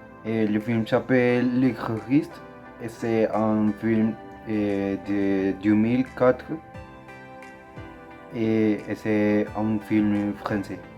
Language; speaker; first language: French; non-native, learner; Spanish